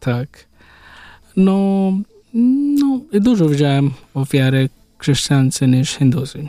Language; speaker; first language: Polish; non-native, learner; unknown